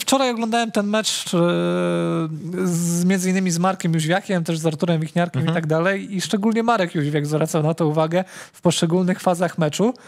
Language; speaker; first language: Polish; native; Polish